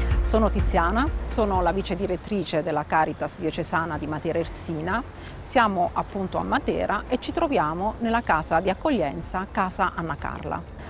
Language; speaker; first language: Italian; native; Italian